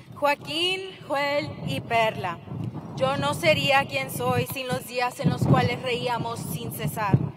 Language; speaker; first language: Spanish; early bilingual, heritage; Spanish